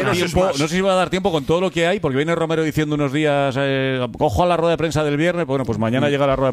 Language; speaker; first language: Spanish; native; Spanish